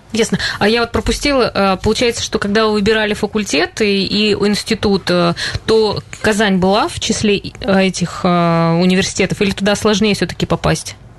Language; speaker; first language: Russian; native; Russian